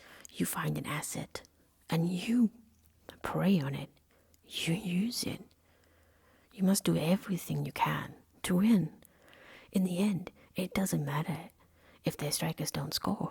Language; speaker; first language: English; non-native, local second language; Welsh